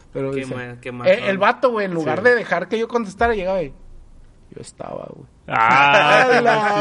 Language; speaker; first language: Spanish; native; Spanish